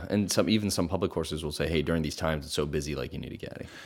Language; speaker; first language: English; native; English